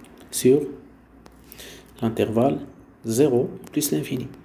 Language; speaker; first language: French; non-native, local second language; Arabic